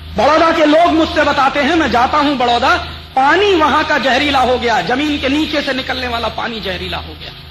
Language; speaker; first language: Hindi; native; Hindi